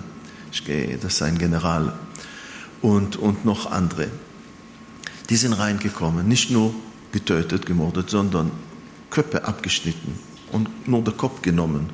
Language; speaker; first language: German; non-native, fluent; Hebrew